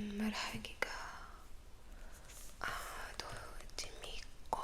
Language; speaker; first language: Korean; non-native, learner; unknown